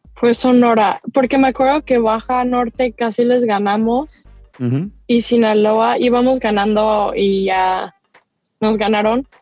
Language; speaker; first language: Spanish; early bilingual, other home language; English